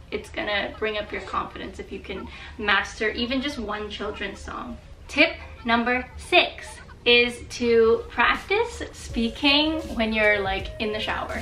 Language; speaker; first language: English; native; English